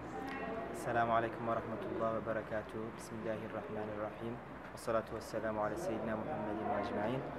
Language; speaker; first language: Arabic; non-native, learner; Turkish